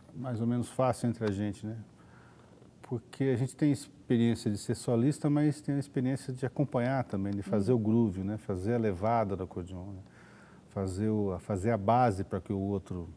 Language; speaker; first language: Portuguese; native; Portuguese